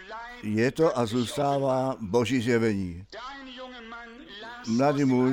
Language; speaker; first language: Czech; non-native, fluent; German